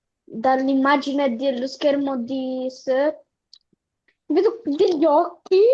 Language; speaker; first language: Italian; early bilingual, other home language; Bangla